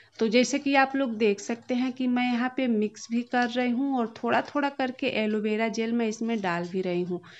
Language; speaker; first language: Hindi; native; Hindi